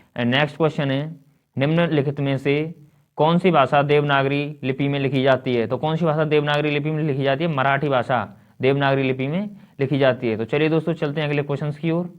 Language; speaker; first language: Hindi; native; Hindi